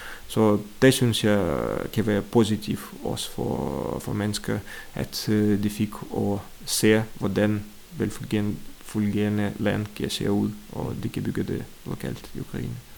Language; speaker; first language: Danish; non-native, fluent; Russian